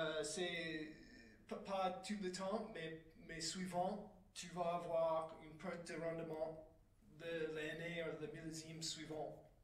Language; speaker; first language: French; non-native, fluent; English